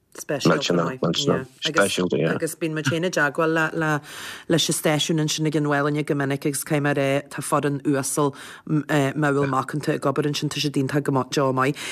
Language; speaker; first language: Irish; native; Irish